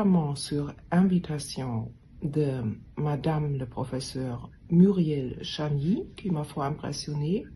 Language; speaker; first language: French; non-native, fluent; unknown